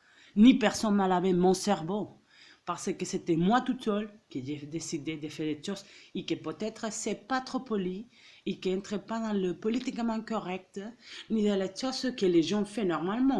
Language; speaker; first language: French; non-native, fluent; Catalan